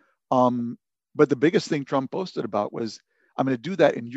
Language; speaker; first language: English; native; English